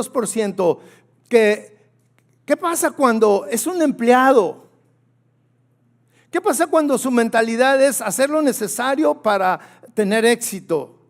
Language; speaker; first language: Spanish; native; Spanish